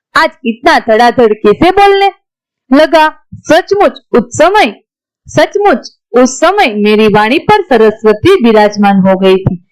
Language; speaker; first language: Hindi; non-native, local second language; Gujarati